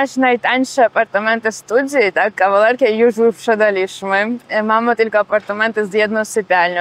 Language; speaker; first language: Polish; non-native, fluent; Georgian